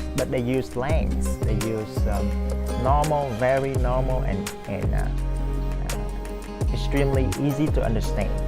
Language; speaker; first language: English; non-native, fluent; Vietnamese